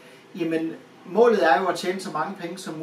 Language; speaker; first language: Danish; native; Danish